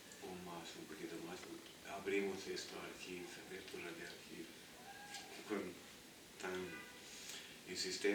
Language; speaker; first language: Spanish; non-native, fluent; Italian